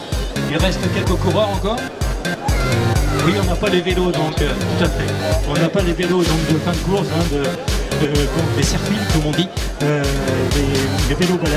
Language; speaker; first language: French; native; French